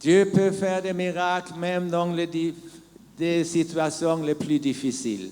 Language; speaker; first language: French; non-native, learner; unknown